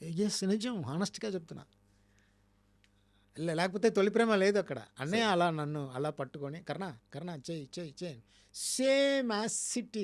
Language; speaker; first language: Telugu; non-native, fluent; Tamil